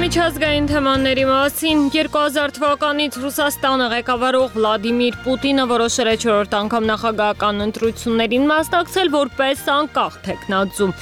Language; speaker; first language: Armenian; native; Armenian